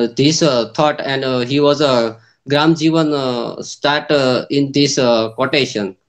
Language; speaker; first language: English; non-native, local second language; Gujarati